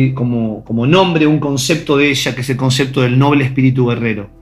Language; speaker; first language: Spanish; native; Spanish